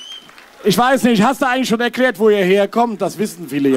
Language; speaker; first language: German; native; German